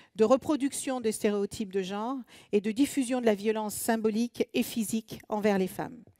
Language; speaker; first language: French; native; French